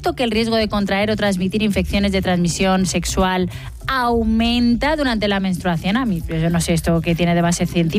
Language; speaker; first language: Spanish; native; Spanish